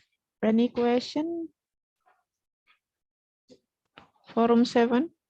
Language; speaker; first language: English; non-native, learner; Indonesian